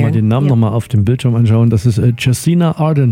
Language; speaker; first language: German; native; German